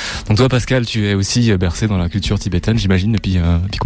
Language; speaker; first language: French; native; French